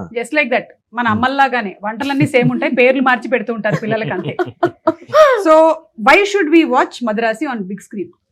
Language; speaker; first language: Telugu; non-native, local second language; Malayalam